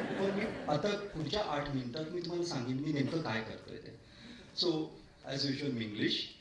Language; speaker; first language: Marathi; non-native, local second language; Tamil